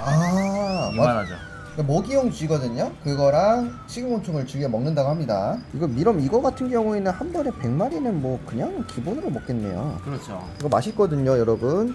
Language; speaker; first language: Korean; native; Korean